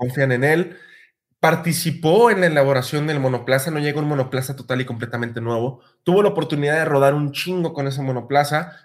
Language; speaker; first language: Spanish; native; Spanish